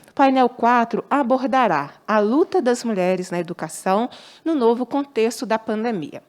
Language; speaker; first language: Portuguese; native; Portuguese